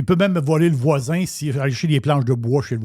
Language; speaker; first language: French; native; French